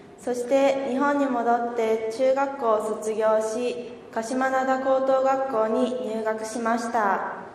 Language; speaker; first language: Japanese; early bilingual, other home language; Chinese